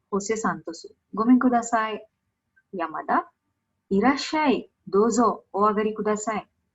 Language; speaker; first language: Japanese; non-native, learner; Marathi